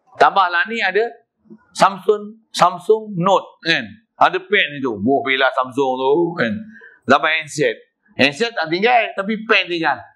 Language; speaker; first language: Malay; native; Malay